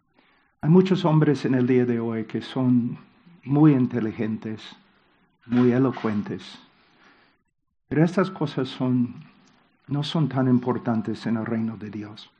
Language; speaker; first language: Spanish; non-native, fluent; English